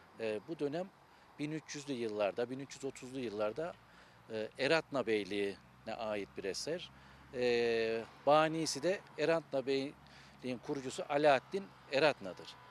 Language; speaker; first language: Turkish; native; Turkish